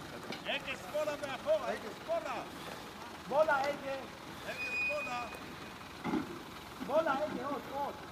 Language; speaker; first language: Hebrew; native; Hebrew